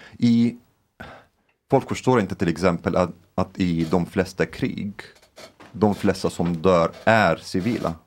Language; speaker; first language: Swedish; non-native, fluent; Arabic